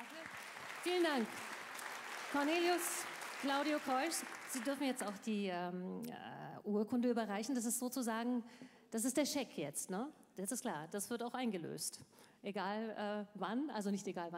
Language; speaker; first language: German; native; German